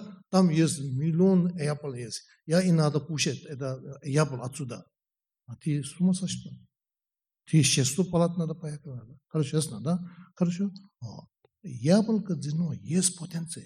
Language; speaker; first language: Russian; non-native, learner; Tibetan